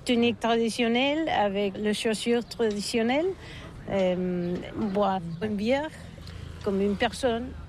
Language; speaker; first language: French; non-native, learner; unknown